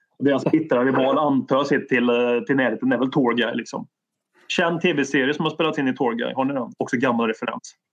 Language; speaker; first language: Swedish; native; Swedish